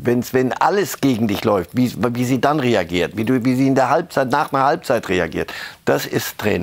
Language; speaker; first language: German; native; German